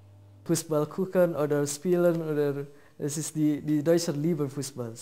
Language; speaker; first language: German; non-native, learner; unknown